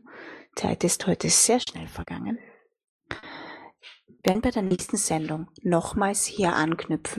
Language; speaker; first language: German; native; German